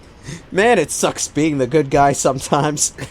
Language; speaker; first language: English; native; English